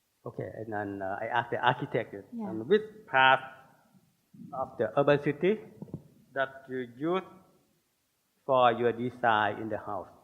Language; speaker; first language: English; non-native, learner; Thai